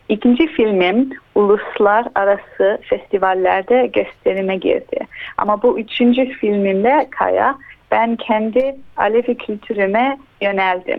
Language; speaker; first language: Turkish; early bilingual, heritage; Turkish